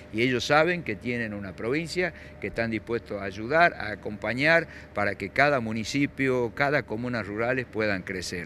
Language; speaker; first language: Spanish; native; Spanish